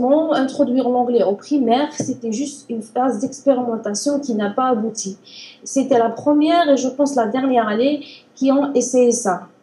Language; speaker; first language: French; non-native, learner; Arabic